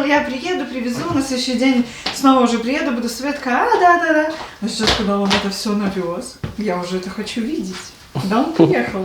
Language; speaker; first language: Russian; native; Russian